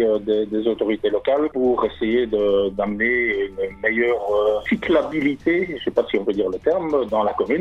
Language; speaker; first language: French; native; French